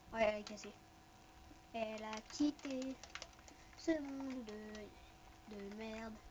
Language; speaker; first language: French; native; French